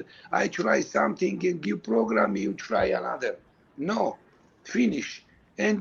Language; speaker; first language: English; non-native, learner; Georgian